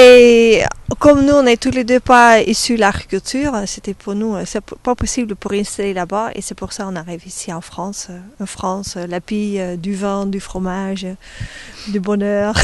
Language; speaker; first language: French; non-native, learner; Dutch